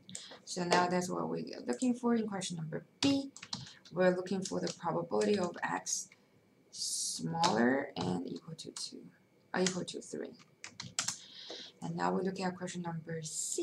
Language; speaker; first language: English; non-native, fluent; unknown